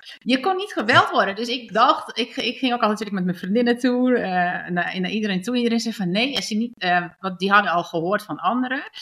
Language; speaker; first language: Dutch; early bilingual, other home language; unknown